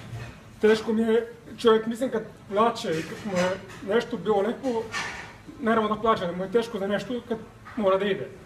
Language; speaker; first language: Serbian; non-native, fluent; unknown